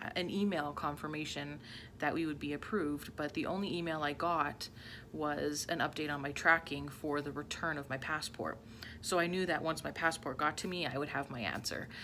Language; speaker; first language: English; native; English